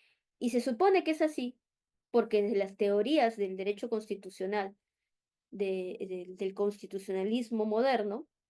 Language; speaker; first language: Spanish; native; Spanish